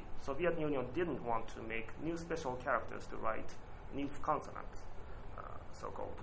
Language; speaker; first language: English; non-native, learner; Japanese